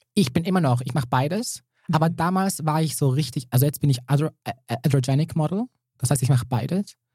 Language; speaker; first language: German; early bilingual, other home language; Serbian